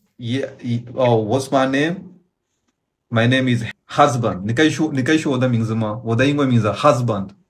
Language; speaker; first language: Chinese; non-native, fluent; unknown